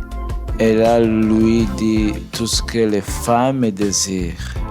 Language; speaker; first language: French; non-native, learner; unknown